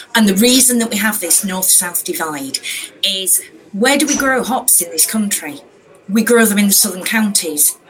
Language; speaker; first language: English; native; English